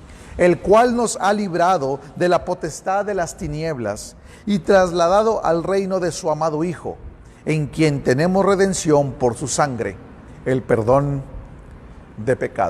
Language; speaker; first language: Spanish; native; Spanish